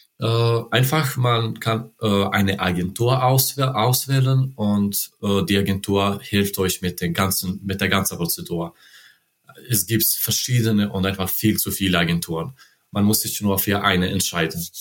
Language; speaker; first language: German; non-native, learner; Serbian